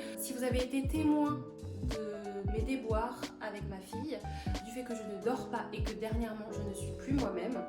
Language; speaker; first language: French; native; French